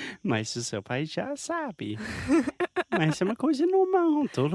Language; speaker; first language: Portuguese; non-native, fluent; English